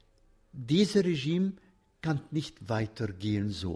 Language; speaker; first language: German; non-native, fluent; Arabic